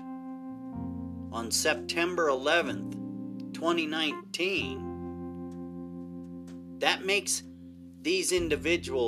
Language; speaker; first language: English; native; English